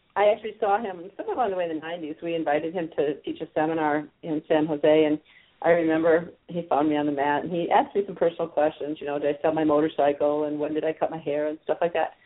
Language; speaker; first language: English; native; English